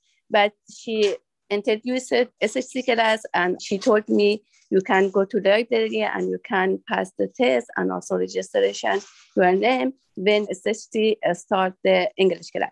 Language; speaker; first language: English; non-native, learner; Persian